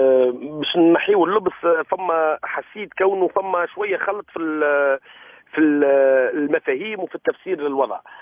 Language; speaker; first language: Arabic; native; Arabic